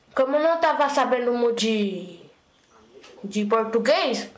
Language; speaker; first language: Portuguese; early bilingual, other home language; Spanish